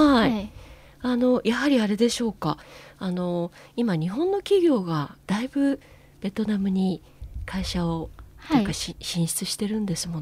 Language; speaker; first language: Japanese; native; Japanese